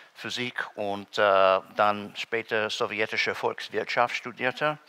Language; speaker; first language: German; non-native, fluent; English